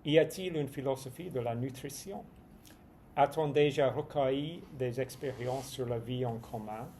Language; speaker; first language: French; non-native, fluent; English